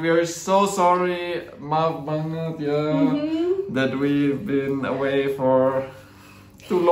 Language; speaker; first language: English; non-native, fluent; German